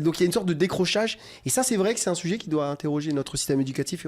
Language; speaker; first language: French; native; French